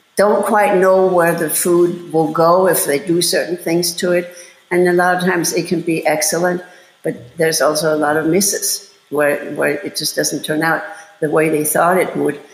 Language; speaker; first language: English; non-native, fluent; German